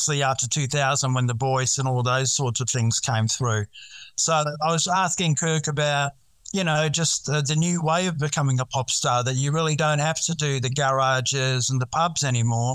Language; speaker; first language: English; native; English